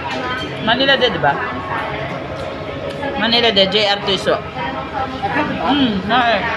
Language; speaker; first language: Japanese; non-native, learner; Filipino